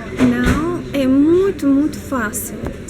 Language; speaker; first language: Portuguese; non-native, learner; Russian